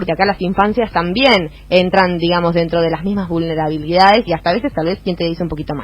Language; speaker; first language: Spanish; native; Spanish